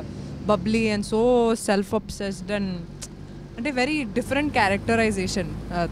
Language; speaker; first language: Telugu; non-native, fluent; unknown